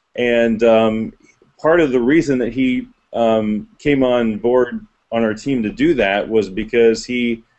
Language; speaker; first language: English; native; English